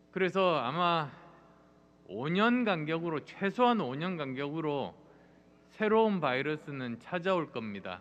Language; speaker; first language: Korean; native; Korean